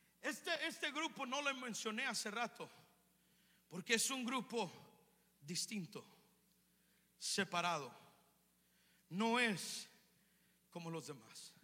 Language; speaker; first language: Spanish; native; Spanish